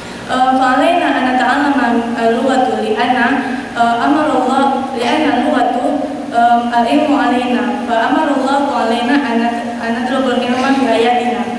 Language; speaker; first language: Arabic; non-native, learner; Indonesian